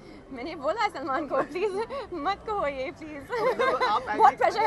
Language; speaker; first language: Hindi; non-native, learner; Sinhala